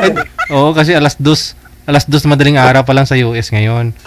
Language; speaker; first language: Filipino; native; Filipino